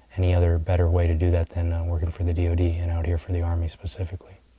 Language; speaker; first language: English; native; English